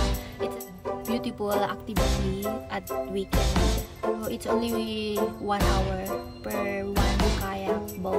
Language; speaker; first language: English; non-native, learner; Filipino